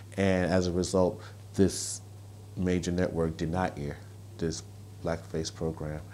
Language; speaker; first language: English; native; English